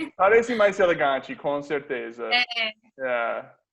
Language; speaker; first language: Portuguese; non-native, fluent; English